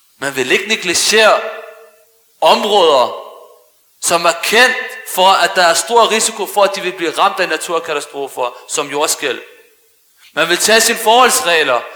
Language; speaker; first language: Danish; early bilingual, other home language; Arabic